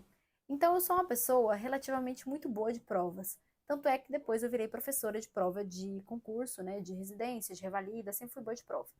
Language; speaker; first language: Portuguese; native; Portuguese